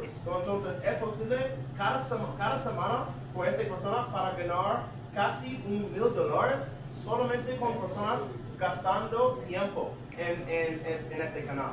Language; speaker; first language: Spanish; non-native, learner; English